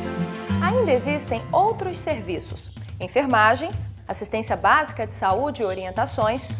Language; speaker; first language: Portuguese; native; Portuguese